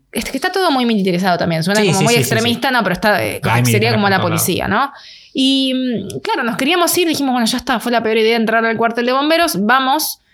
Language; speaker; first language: Spanish; native; Spanish